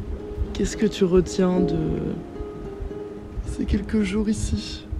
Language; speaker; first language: French; native; French